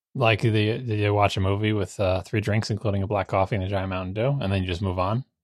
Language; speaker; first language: English; native; English